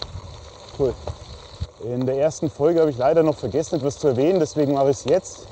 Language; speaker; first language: German; native; German